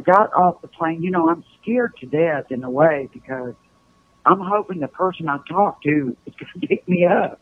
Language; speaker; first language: English; native; English